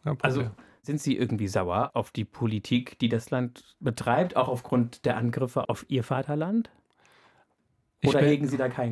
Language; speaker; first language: German; native; German